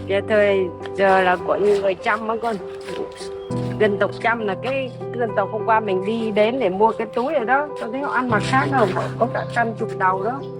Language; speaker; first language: Vietnamese; native; Vietnamese